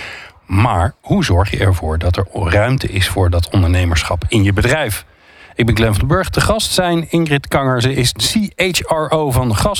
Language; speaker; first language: Dutch; native; Dutch